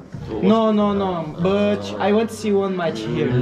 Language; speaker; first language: English; non-native, learner; Portuguese